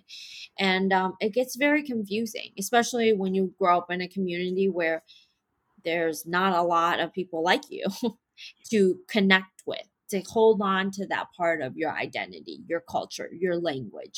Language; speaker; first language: English; native; English